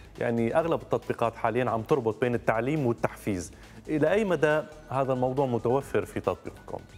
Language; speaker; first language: Arabic; native; Arabic